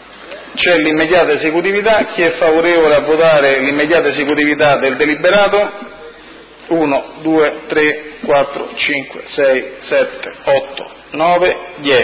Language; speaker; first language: Italian; native; Italian